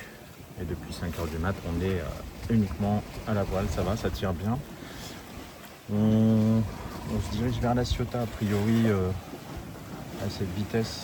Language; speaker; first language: French; native; French